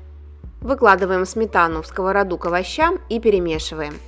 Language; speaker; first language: Russian; native; Russian